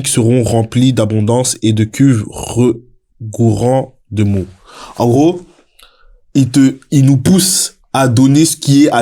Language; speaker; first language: French; native; French